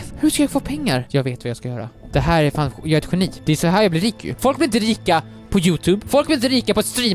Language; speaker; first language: Swedish; native; Swedish